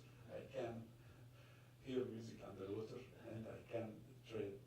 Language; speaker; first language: English; non-native, fluent; Arabic